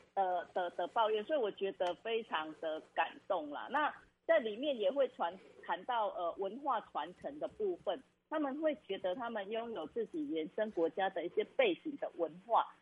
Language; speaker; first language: Chinese; non-native, fluent; Khmer